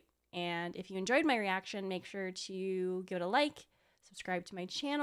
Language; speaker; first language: English; native; English